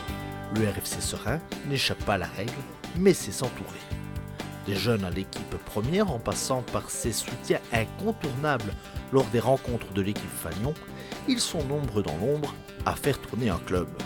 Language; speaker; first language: French; native; French